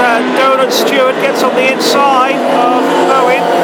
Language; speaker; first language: English; native; English